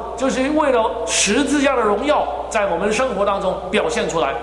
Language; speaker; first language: Chinese; non-native, fluent; Cantonese